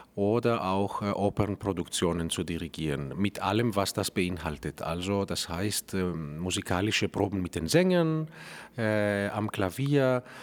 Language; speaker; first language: German; non-native, fluent; Greek